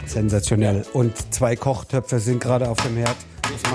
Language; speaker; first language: German; native; German